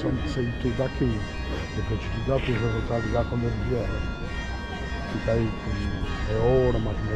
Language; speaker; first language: Portuguese; native; Portuguese